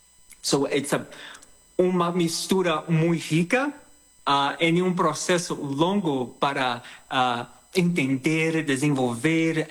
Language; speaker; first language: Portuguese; non-native, learner; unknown